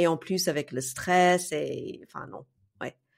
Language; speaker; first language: French; non-native, fluent; English